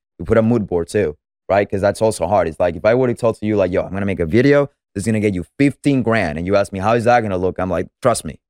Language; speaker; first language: English; non-native, fluent; Spanish